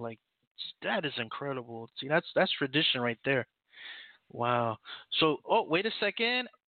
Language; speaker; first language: English; native; English